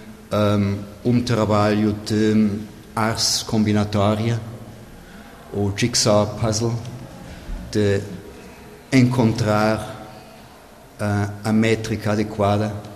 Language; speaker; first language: Portuguese; non-native, fluent; German